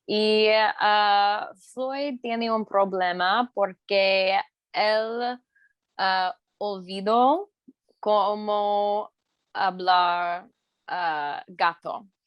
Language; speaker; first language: Spanish; non-native, learner; English